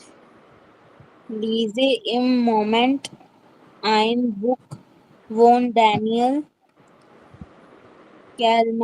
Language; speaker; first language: German; non-native, learner; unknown